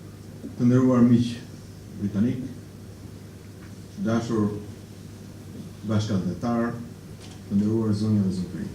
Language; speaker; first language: Albanian; native; Albanian